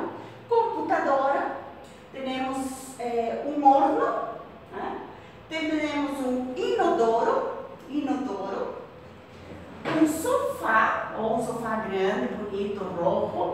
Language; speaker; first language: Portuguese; non-native, fluent; Spanish